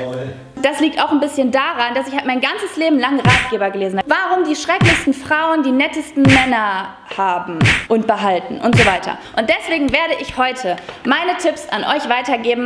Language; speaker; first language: German; native; German